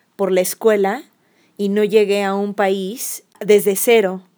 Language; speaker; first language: Spanish; native; Spanish